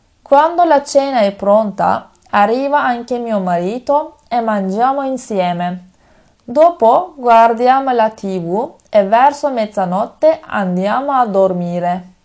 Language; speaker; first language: Italian; non-native, fluent; Turkish